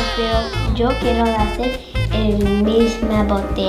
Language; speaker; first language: Spanish; early bilingual, heritage; Spanish